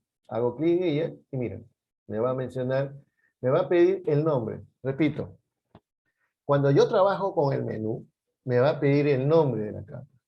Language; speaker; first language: Spanish; native; Spanish